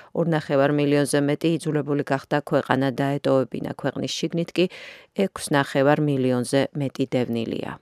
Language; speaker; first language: Georgian; native; Georgian